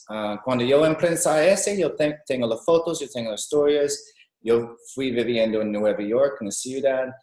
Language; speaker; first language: Spanish; non-native, learner; English